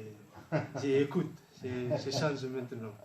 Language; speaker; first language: French; non-native, learner; Fijian